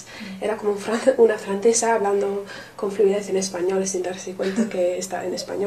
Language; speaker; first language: Spanish; non-native, learner; English